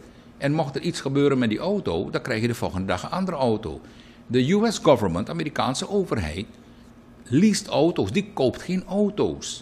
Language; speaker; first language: Dutch; native; Dutch